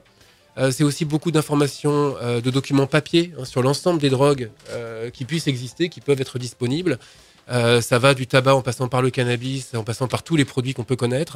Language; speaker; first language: French; native; French